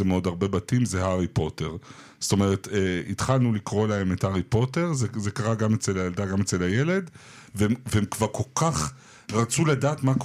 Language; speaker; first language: Hebrew; native; Hebrew